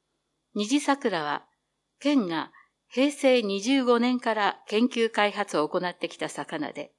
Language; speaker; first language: Japanese; native; Japanese